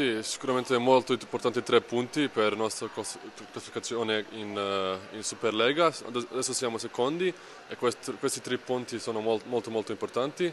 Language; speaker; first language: Italian; non-native, learner; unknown